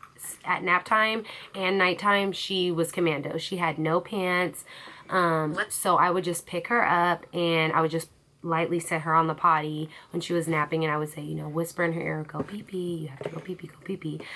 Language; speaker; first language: English; native; English